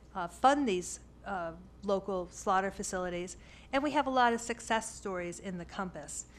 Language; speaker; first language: English; native; English